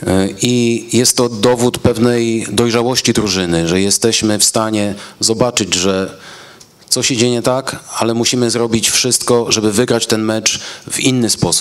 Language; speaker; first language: Polish; native; Polish